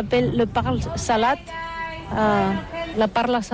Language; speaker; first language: French; non-native, learner; Catalan